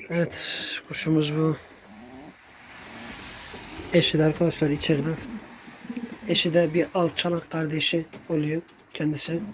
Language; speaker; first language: Turkish; native; Turkish